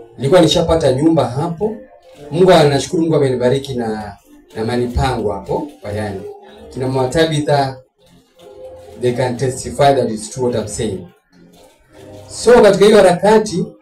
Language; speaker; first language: Swahili; non-native, local second language; Luo (Kenya and Tanzania)